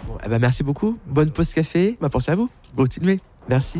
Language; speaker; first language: French; native; French